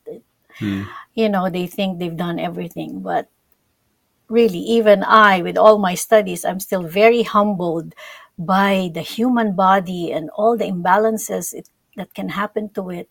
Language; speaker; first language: English; non-native, local second language; Filipino